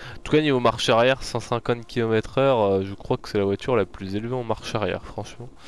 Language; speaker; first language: French; native; French